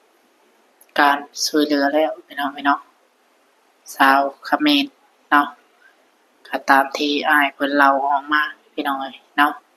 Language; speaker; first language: Thai; non-native, local second language; Lao